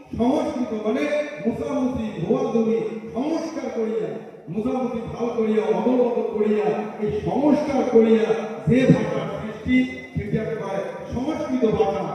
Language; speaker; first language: Bangla; non-native, local second language; Rangpuri